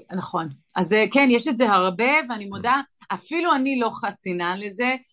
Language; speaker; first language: Hebrew; native; Hebrew